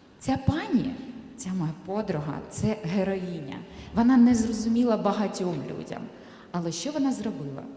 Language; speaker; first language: Ukrainian; native; Ukrainian